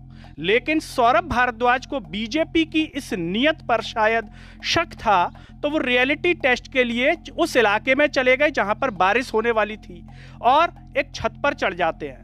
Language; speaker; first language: Hindi; native; Hindi